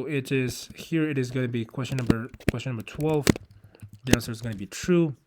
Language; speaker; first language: English; non-native, fluent; Uzbek